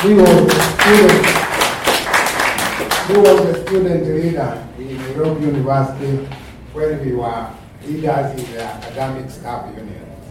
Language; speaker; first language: English; non-native, local second language; Kikuyu